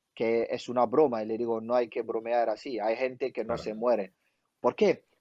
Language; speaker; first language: Spanish; non-native, fluent; French